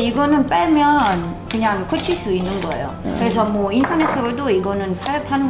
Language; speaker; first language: Korean; non-native, fluent; Italian